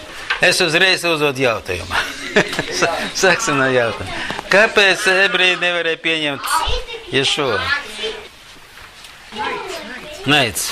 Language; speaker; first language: Latvian; non-native, local second language; Russian